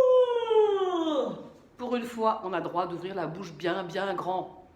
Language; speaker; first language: French; native; French